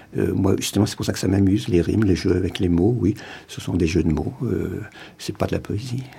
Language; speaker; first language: French; native; French